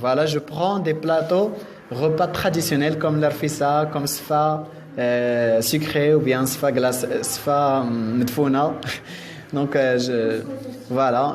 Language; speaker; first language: French; non-native, local second language; Arabic